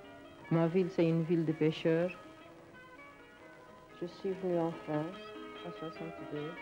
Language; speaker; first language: French; non-native, fluent; Portuguese